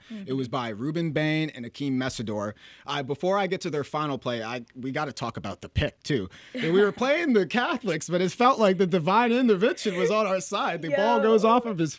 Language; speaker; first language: English; native; English